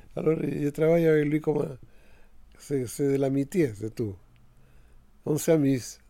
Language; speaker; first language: French; non-native, fluent; Spanish